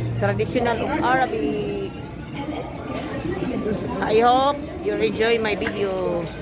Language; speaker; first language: English; non-native, learner; Filipino